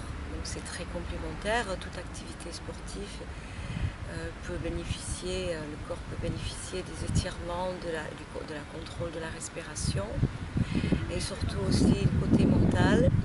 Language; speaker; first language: French; non-native, fluent; English